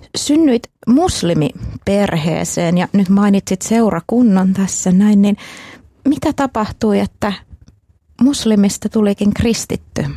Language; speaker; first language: Finnish; native; Finnish